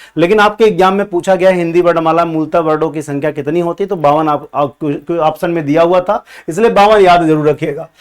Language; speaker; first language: Hindi; native; Hindi